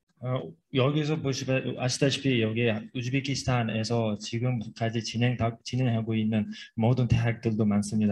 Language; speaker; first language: Korean; non-native, fluent; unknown